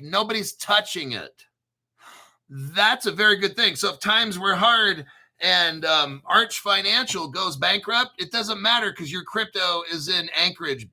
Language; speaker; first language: English; native; English